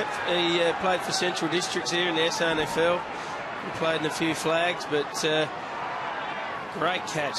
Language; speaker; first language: English; native; English